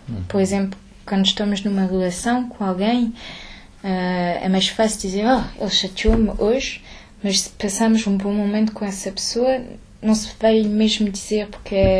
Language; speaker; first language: Portuguese; early bilingual, heritage; French